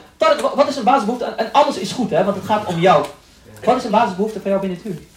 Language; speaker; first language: Dutch; early bilingual, other home language; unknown